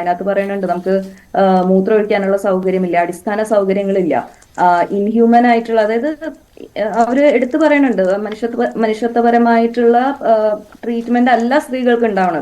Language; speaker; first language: Malayalam; native; Malayalam